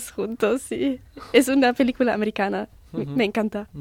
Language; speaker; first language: Spanish; non-native, learner; German